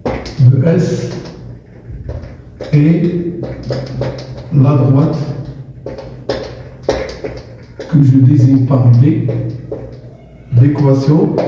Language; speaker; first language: French; non-native, local second language; Arabic